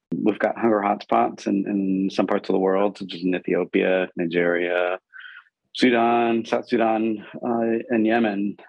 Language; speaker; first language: English; non-native, local second language; Urdu